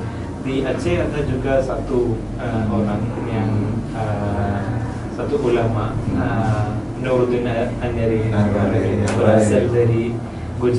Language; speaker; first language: Indonesian; non-native, learner; Malayalam